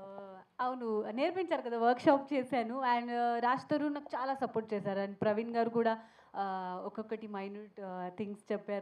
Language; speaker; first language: Telugu; non-native, fluent; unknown